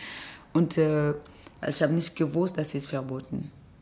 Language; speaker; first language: German; non-native, learner; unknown